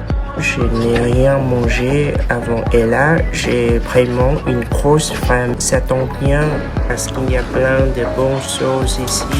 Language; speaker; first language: French; non-native, fluent; Vietnamese